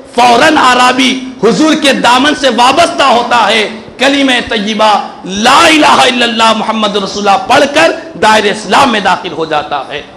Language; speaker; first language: Urdu; native; Urdu